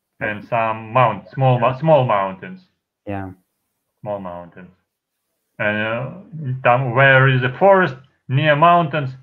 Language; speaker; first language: English; non-native, fluent; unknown